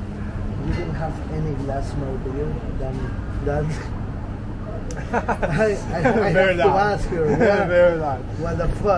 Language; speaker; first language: English; non-native, learner; Spanish